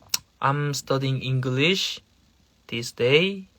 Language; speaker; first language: English; non-native, learner; Korean